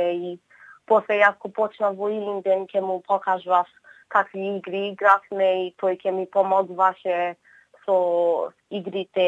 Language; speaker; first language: Macedonian; early bilingual, heritage; Macedonian